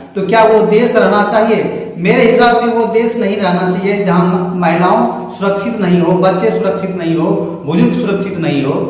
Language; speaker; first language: Hindi; native; Hindi